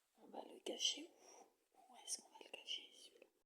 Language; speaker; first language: French; native; French